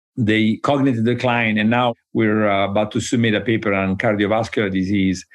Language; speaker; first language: English; non-native, fluent; Italian